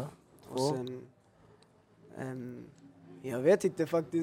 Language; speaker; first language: Swedish; early bilingual, other home language; Albanian